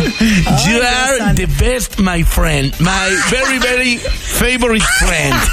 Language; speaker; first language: English; non-native, learner; Spanish